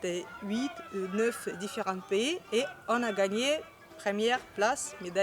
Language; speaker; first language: French; non-native, learner; Russian